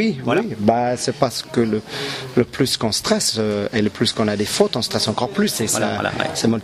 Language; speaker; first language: French; non-native, local second language; English